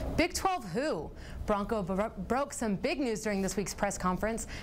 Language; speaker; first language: English; native; English